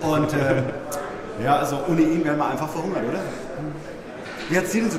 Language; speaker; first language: German; native; German